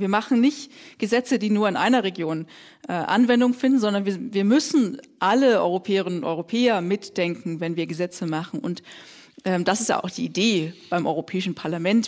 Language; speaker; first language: German; native; German